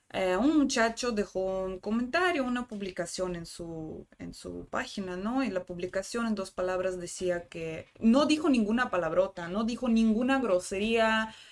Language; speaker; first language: Spanish; non-native, fluent; Russian